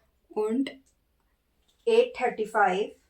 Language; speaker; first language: German; non-native, learner; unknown